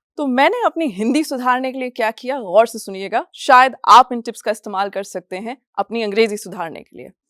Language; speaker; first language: Hindi; non-native, fluent; English